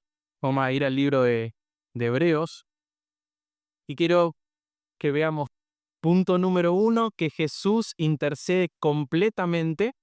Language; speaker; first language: Spanish; native; Spanish